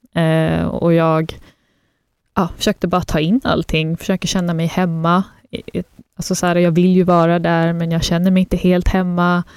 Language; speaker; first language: Swedish; early bilingual, other home language; Persian